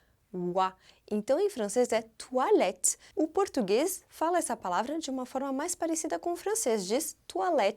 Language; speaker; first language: Portuguese; non-native, fluent; French